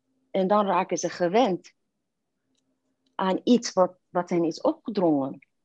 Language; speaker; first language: Dutch; non-native, fluent; Persian